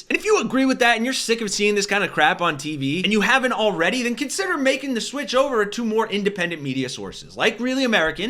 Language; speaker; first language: English; native; English